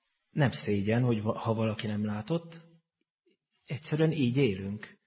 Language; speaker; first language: Hungarian; native; Hungarian